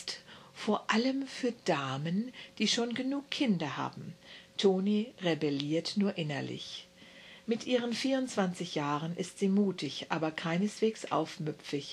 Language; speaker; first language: German; native; German